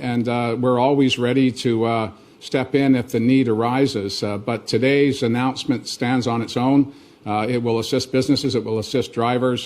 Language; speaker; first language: English; native; English